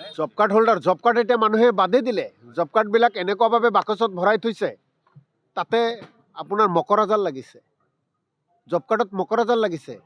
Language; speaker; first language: Assamese; native; Assamese